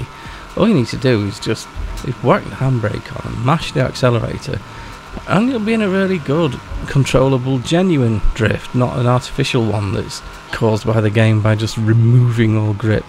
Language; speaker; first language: English; native; English